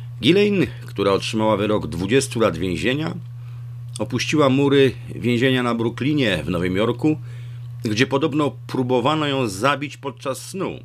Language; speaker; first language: Polish; native; Polish